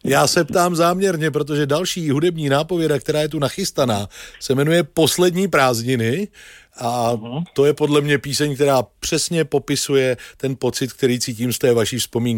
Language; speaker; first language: Czech; native; Czech